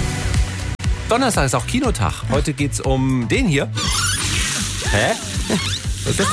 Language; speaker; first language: German; native; German